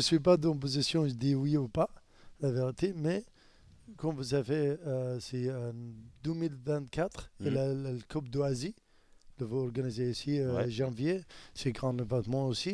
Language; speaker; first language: French; non-native, learner; Arabic